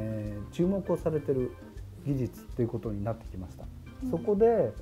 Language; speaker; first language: Japanese; native; Japanese